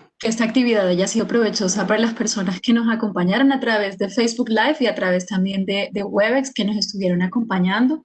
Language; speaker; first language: Spanish; native; Spanish